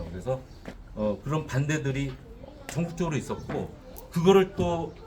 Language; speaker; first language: Korean; native; Korean